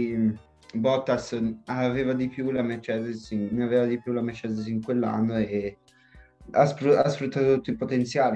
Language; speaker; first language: Italian; native; Italian